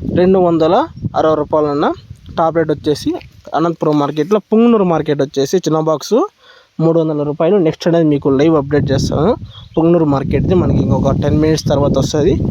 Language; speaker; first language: Telugu; native; Telugu